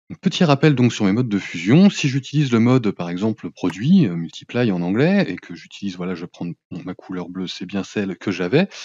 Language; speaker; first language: French; native; French